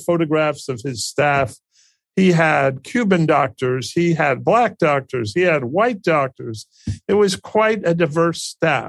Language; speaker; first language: English; native; English